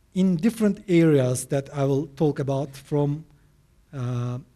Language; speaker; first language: English; non-native, fluent; Turkish